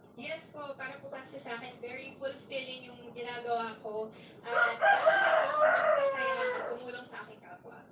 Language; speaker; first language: Filipino; non-native, local second language; Cebuano